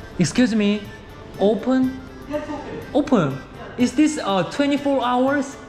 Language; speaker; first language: English; non-native, learner; Korean